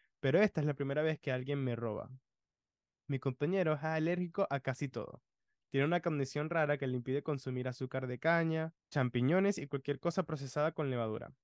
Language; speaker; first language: Spanish; early bilingual, other home language; English